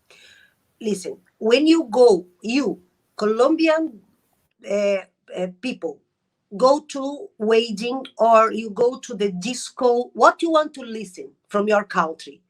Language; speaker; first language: English; non-native, learner; Arabic